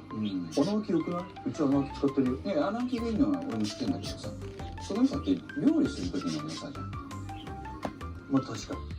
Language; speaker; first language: Japanese; native; Japanese